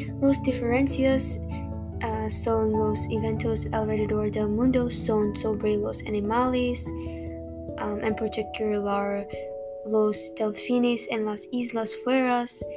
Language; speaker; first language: Spanish; non-native, learner; English